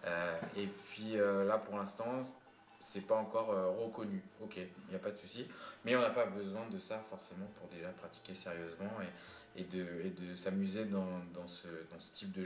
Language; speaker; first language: French; native; French